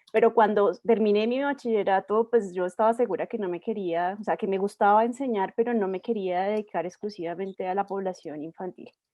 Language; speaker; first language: Spanish; native; Spanish